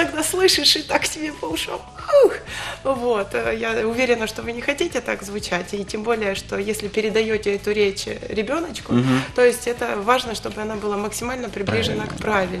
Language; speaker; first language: Russian; native; Russian